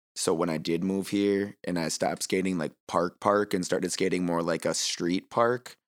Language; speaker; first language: English; native; English